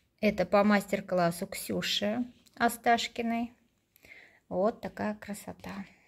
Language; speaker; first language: Russian; non-native, local second language; Armenian